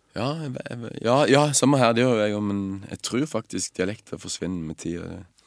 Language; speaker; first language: Norwegian; native; Norwegian